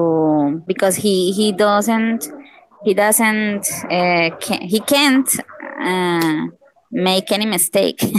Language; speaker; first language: English; non-native, learner; Spanish